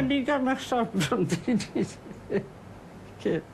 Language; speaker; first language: Hebrew; non-native, fluent; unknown